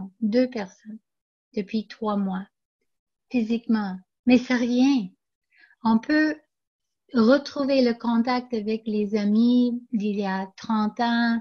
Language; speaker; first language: French; non-native, local second language; English